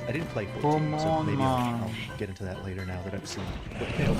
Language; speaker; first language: English; native; English